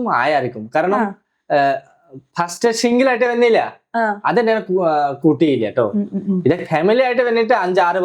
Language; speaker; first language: Malayalam; non-native, local second language; Bangla